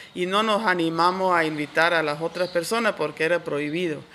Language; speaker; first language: Spanish; non-native, fluent; Swiss German